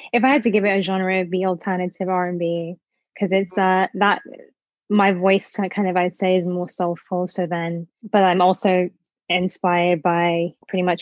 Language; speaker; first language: English; native; English